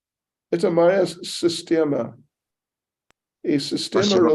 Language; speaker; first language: Russian; non-native, learner; English